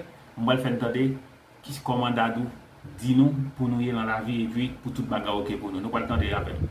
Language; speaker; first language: French; non-native, local second language; Haitian Creole